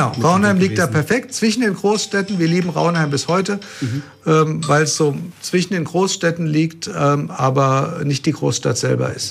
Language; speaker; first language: German; native; German